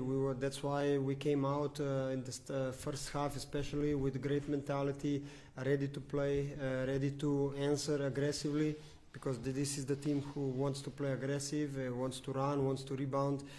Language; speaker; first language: English; non-native, fluent; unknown